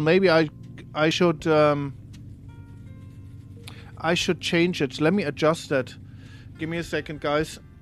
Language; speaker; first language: English; non-native, fluent; German